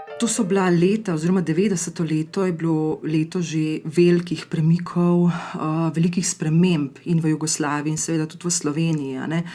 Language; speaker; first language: Slovenian; native; Slovenian